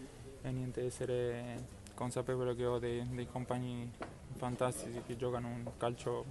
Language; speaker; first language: Italian; non-native, fluent; Spanish